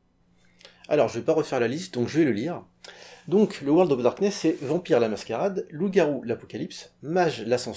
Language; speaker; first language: French; native; French